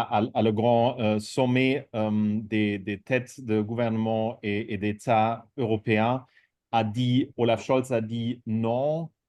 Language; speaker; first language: French; non-native, fluent; German